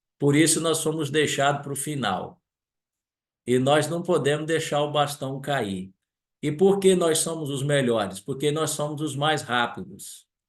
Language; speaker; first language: Portuguese; non-native, local second language; German